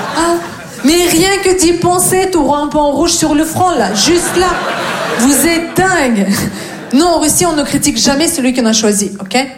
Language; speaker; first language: French; non-native, fluent; Russian